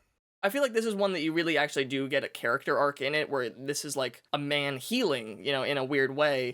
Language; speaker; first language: English; native; English